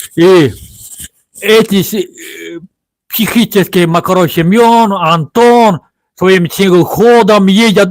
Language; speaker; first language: Russian; non-native, local second language; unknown